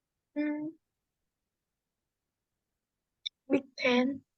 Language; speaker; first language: English; non-native, learner; Vietnamese